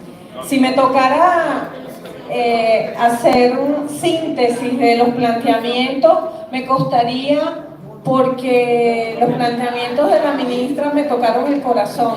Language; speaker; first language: Spanish; native; Spanish